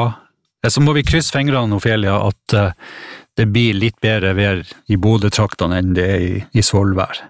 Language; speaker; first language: Norwegian; native; Norwegian